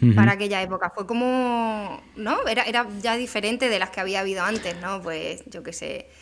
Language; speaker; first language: Spanish; native; Spanish